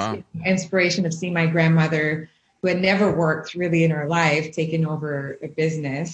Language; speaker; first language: English; native; English